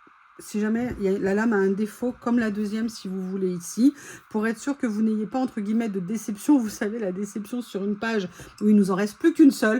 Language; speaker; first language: French; native; French